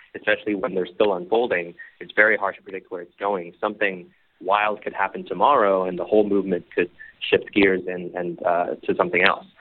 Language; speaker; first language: English; non-native, local second language; Cantonese